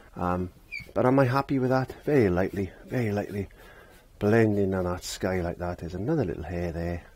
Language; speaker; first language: English; native; English